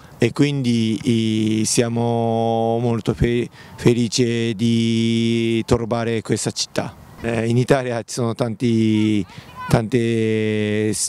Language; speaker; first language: Italian; non-native, learner; Japanese